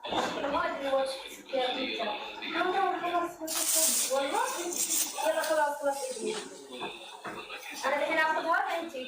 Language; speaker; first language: Arabic; non-native, learner; Amharic